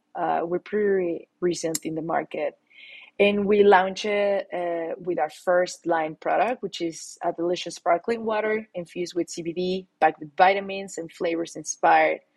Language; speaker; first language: English; non-native, fluent; Spanish